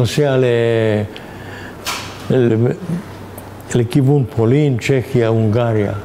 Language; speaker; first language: Hebrew; non-native, fluent; Hungarian